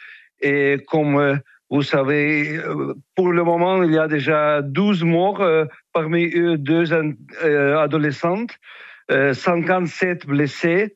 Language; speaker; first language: French; non-native, fluent; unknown